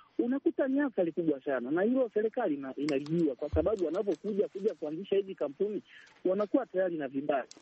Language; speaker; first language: Swahili; native; Swahili